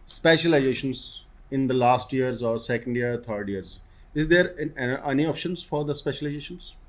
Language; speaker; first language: English; non-native, local second language; Punjabi